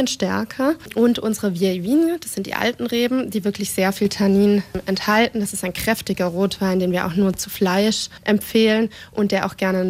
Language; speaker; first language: German; native; German